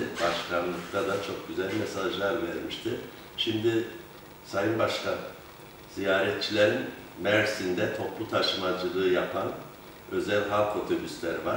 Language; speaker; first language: Turkish; native; Turkish